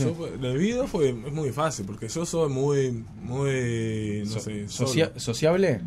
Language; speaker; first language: Spanish; non-native, learner; English